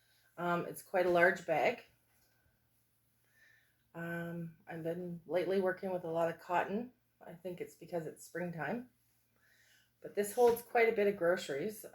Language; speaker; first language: English; native; English